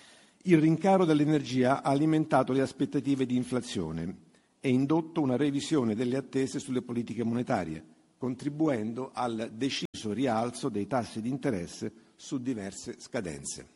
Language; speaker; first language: Italian; native; Italian